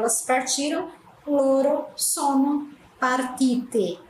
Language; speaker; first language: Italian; non-native, fluent; Portuguese